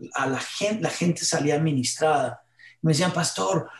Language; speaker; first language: Spanish; early bilingual, heritage; Spanish